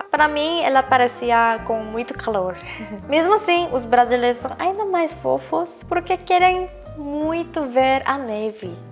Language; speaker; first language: Portuguese; non-native, fluent; Korean